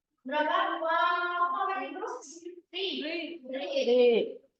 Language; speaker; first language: English; non-native, learner; Indonesian